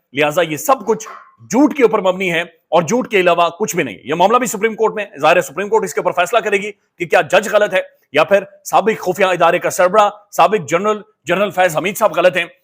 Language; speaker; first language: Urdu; native; Urdu